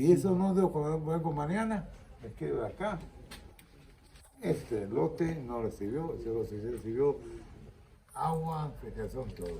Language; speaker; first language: Spanish; non-native, fluent; Hebrew